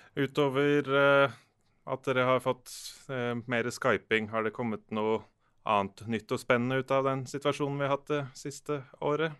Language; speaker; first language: Norwegian; native; Norwegian